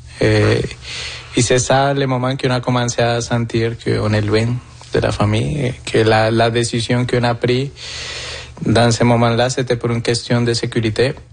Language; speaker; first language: French; non-native, fluent; Spanish